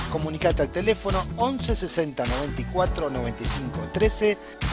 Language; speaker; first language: Spanish; native; Spanish